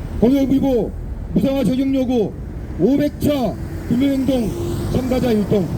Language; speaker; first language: Korean; native; Korean